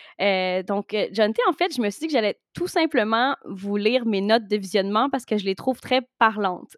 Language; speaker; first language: French; native; French